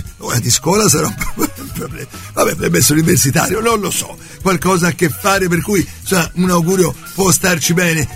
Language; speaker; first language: Italian; native; Italian